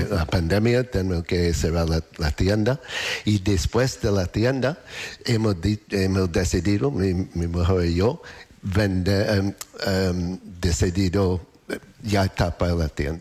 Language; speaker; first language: Spanish; non-native, learner; English